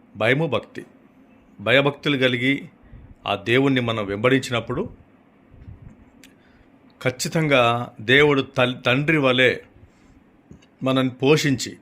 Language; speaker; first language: Telugu; native; Telugu